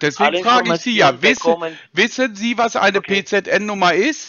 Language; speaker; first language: German; native; German